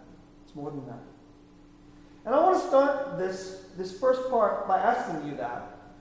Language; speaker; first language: English; native; English